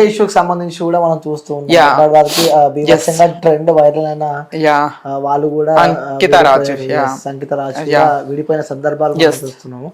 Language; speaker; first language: Telugu; native; Telugu